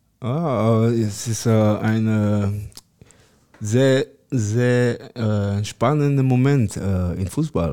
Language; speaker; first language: German; non-native, learner; French